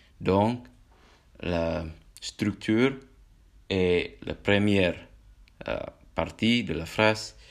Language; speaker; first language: French; non-native, learner; Indonesian